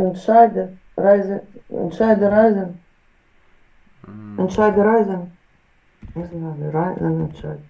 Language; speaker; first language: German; non-native, learner; Ukrainian